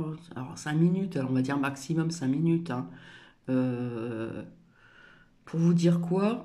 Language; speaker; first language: French; native; French